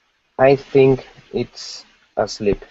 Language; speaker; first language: English; non-native, learner; Spanish